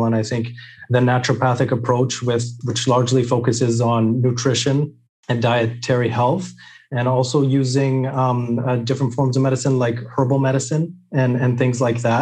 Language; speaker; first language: English; native; English